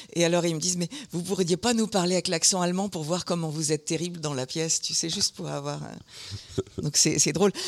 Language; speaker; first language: French; early bilingual, other home language; German